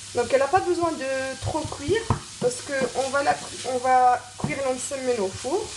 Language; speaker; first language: French; non-native, local second language; Arabic